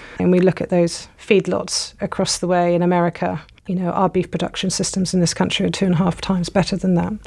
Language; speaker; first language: English; native; English